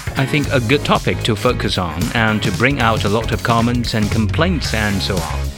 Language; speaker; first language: English; non-native, fluent; Chinese